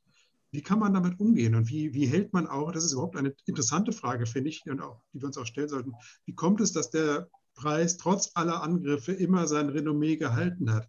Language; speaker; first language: German; native; German